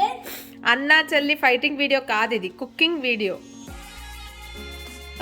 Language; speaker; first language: Telugu; native; Telugu